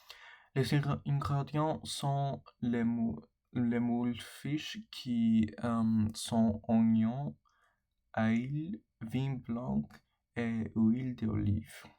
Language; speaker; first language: French; non-native, learner; English